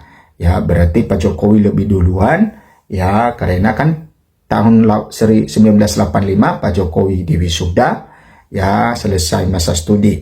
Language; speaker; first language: Indonesian; native; Indonesian